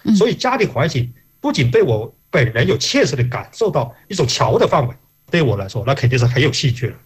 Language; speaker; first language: Chinese; non-native, local second language; Hakka Chinese